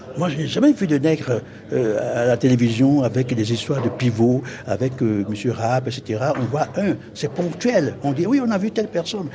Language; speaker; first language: French; non-native, local second language; Fon